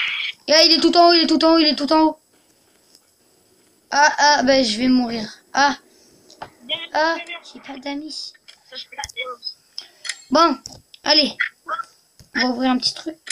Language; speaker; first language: French; native; French